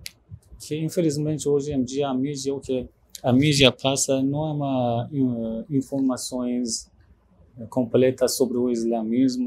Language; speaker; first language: Portuguese; non-native, learner; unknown